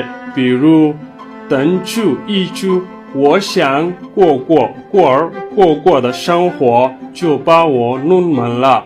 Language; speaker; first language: Chinese; non-native, learner; Somali